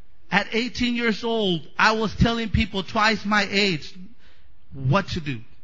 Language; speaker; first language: English; non-native, fluent; Spanish